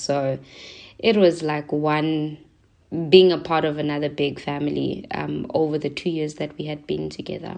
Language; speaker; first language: English; non-native, local second language; Zulu